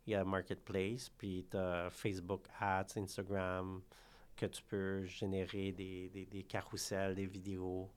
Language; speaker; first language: French; early bilingual, other home language; Khmer